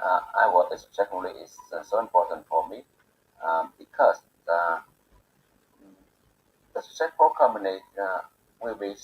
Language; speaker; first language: English; non-native, learner; Bangla